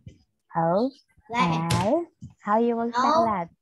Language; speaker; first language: English; non-native, fluent; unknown